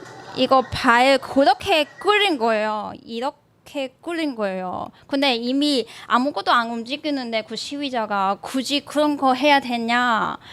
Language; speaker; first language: Korean; non-native, learner; Cantonese